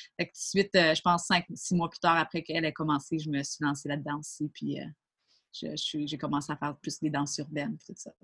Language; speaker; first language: French; native; French